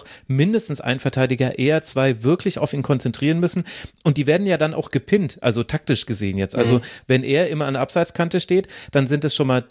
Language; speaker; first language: German; native; German